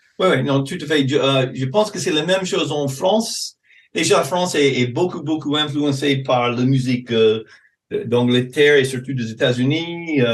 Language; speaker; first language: French; non-native, fluent; English